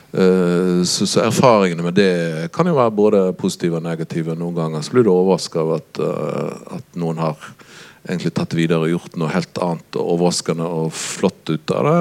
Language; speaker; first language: Norwegian; native; Norwegian